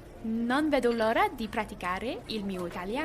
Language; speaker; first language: Italian; non-native, learner; English